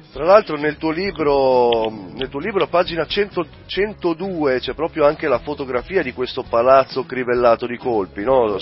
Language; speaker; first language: Italian; native; Italian